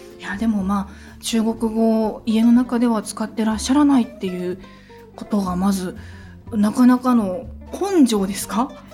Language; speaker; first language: Japanese; native; Japanese